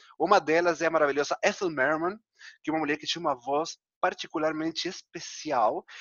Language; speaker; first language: Portuguese; non-native, fluent; Spanish